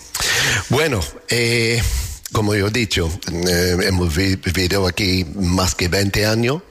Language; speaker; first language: Spanish; non-native, learner; English